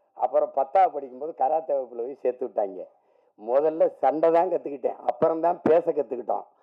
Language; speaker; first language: Tamil; native; Tamil